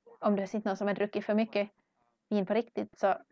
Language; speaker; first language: Swedish; non-native, learner; English